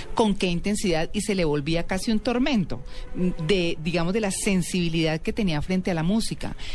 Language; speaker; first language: Spanish; native; Spanish